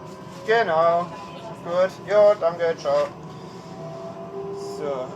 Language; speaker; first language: German; native; German